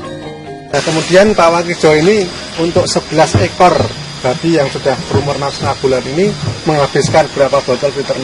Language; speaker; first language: Indonesian; native; Indonesian